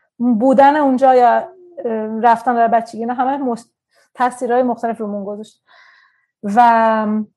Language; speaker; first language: Persian; early bilingual, heritage; Persian